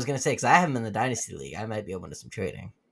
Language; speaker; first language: English; native; English